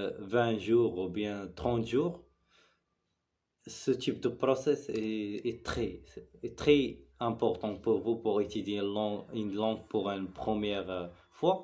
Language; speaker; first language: French; non-native, learner; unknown